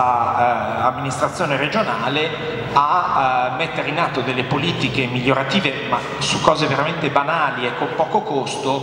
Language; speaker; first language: Italian; native; Italian